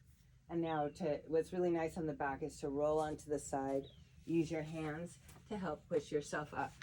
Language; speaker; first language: English; native; English